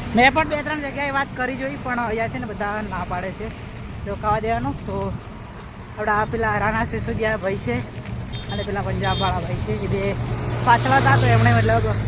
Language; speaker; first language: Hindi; non-native, local second language; Gujarati